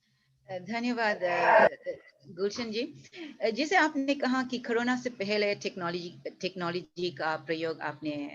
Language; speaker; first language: Hindi; early bilingual, heritage; Hindi